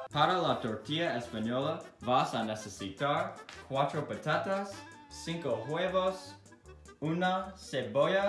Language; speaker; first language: Spanish; non-native, learner; English